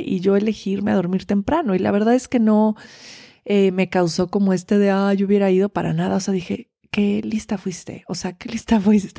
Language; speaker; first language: Spanish; native; Spanish